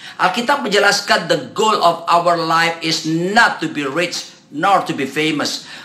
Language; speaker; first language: English; non-native, fluent; Indonesian